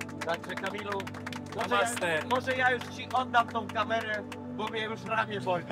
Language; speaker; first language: Polish; native; Polish